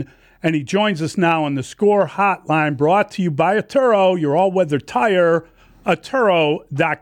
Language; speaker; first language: English; native; English